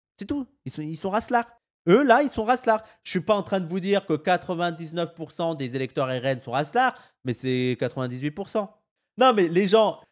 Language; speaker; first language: French; native; French